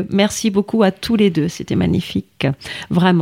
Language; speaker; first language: French; native; French